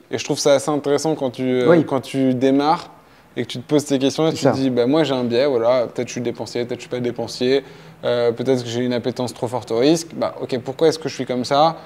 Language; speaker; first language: French; native; French